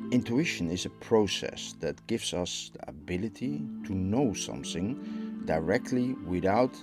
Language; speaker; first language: English; non-native, fluent; Dutch